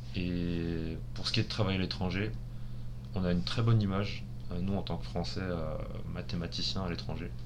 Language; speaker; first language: French; early bilingual, other home language; Spanish